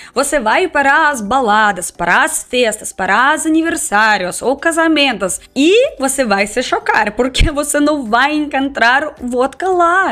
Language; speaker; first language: Portuguese; non-native, fluent; Russian